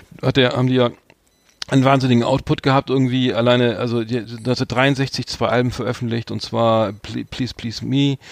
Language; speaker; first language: German; native; German